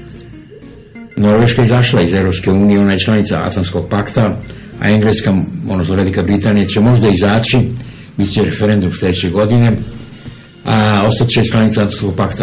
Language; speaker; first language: Serbian; native; Serbian